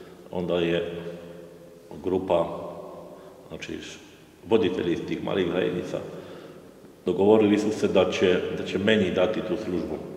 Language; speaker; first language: Serbian; non-native, fluent; Polish